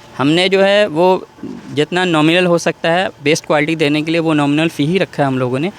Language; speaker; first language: Hindi; native; Hindi